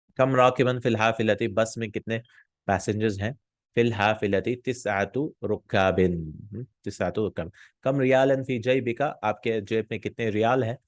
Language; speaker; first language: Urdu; native; Urdu